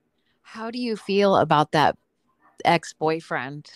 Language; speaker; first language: English; native; English